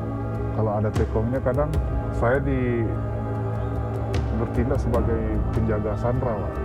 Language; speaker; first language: Indonesian; native; Indonesian